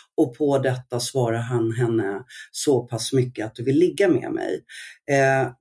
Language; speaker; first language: Swedish; early bilingual, other home language; Arabic